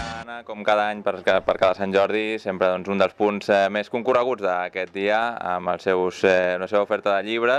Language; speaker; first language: Catalan; native; Catalan